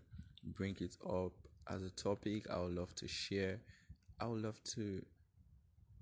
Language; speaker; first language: English; non-native, local second language; Yoruba